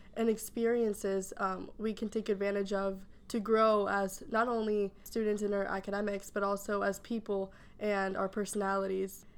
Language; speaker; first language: English; early bilingual, other home language; Spanish